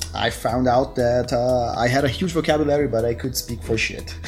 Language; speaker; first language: English; non-native, fluent; Portuguese